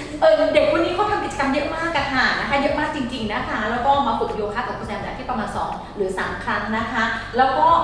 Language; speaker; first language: Thai; native; Thai